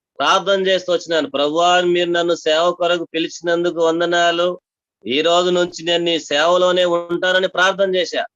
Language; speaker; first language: Telugu; non-native, local second language; Tamil